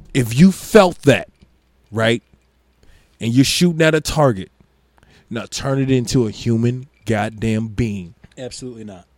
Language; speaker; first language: English; native; English